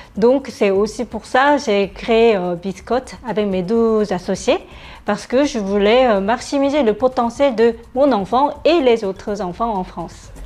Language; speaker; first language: French; non-native, fluent; Korean